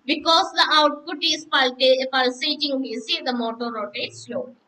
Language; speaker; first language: English; non-native, local second language; Malayalam